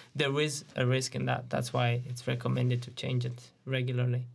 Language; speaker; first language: English; non-native, fluent; Romanian